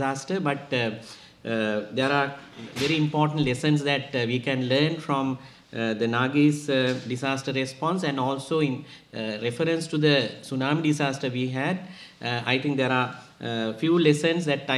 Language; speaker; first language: English; non-native, local second language; Sinhala